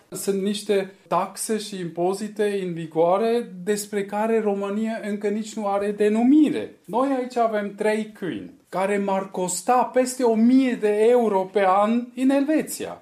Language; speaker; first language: Romanian; non-native, fluent; Swiss German